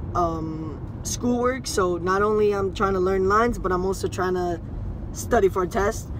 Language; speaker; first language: English; early bilingual, other home language; Spanish